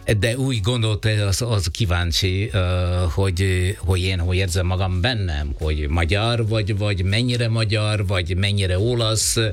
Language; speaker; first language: Hungarian; non-native, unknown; Italian